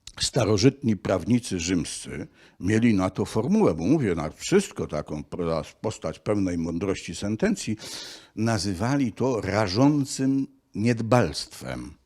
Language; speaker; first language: Polish; native; Polish